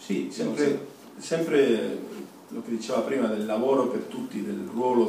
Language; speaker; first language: Italian; non-native, fluent; Spanish